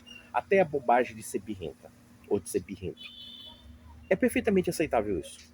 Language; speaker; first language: Portuguese; native; Portuguese